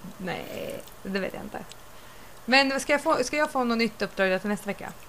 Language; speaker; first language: Swedish; native; Swedish